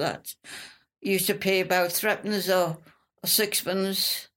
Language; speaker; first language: English; native; English